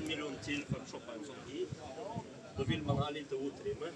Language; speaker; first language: Swedish; non-native, fluent; Russian